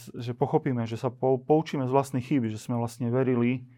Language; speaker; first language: Slovak; native; Slovak